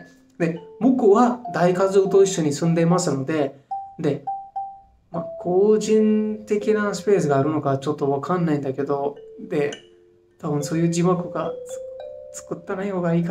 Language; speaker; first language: Japanese; non-native, fluent; Hindi